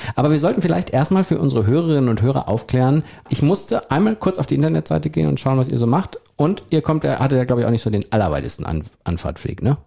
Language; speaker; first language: German; native; German